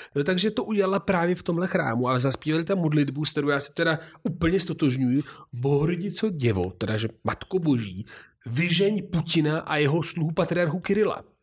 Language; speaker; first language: Czech; non-native, fluent; Italian